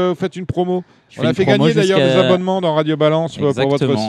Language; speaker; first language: French; native; French